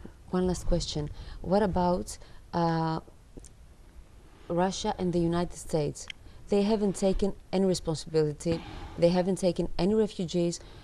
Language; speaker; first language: English; non-native, fluent; Greek